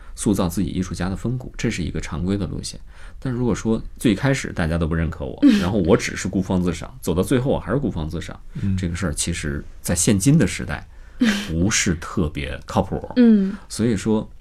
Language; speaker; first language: Chinese; native; Chinese